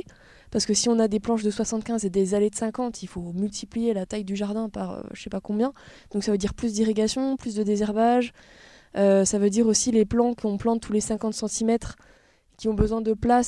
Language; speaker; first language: French; native; French